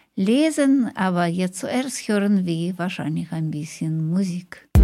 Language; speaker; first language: German; non-native, fluent; Russian